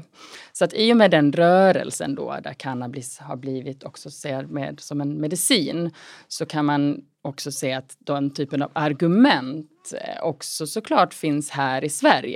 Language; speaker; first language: Swedish; native; Swedish